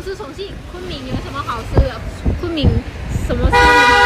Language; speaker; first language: Chinese; non-native, fluent; Lao